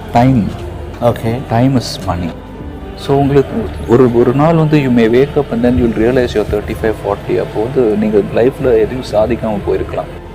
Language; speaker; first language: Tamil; non-native, local second language; English